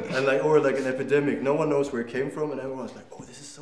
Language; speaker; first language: English; non-native, fluent; Danish